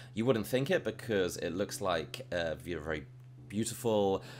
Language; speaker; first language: English; native; English